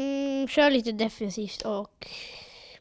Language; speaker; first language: Swedish; native; Swedish